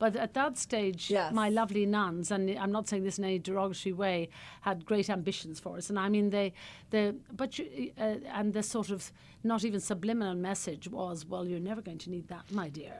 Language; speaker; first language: English; native; English